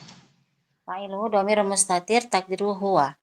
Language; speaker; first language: Arabic; non-native, learner; Indonesian